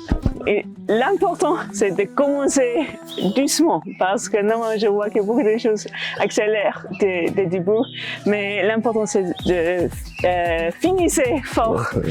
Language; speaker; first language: French; non-native, fluent; English